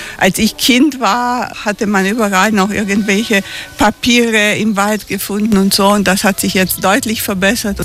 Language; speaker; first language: German; native; German